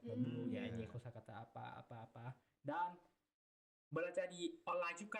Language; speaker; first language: Indonesian; non-native, learner; Thai